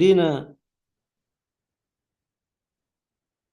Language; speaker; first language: Arabic; non-native, fluent; Indonesian